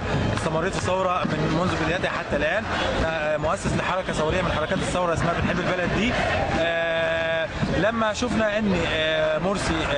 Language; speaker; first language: Arabic; native; Arabic